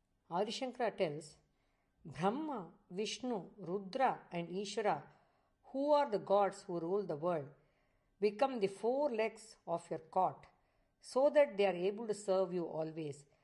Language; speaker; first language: English; non-native, local second language; Tamil